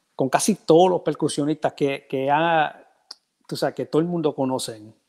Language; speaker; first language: Spanish; early bilingual, heritage; Spanish